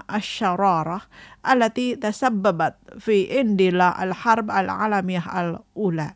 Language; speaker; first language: Arabic; non-native, fluent; Indonesian